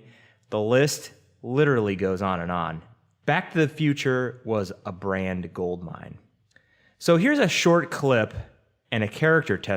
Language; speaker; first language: English; native; English